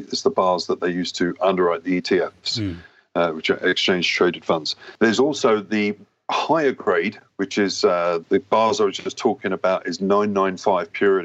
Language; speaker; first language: English; native; English